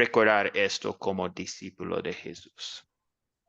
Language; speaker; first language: Spanish; non-native, fluent; English